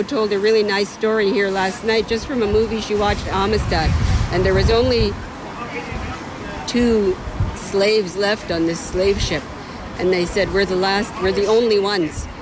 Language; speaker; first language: English; native; English